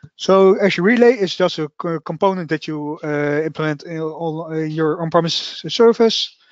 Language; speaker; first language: English; non-native, fluent; Dutch